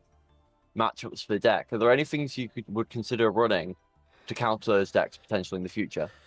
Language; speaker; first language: English; native; English